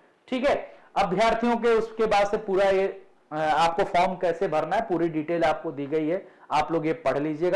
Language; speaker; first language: Hindi; native; Hindi